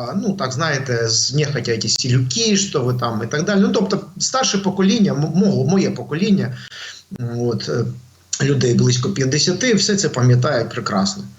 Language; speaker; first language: Ukrainian; non-native, local second language; Russian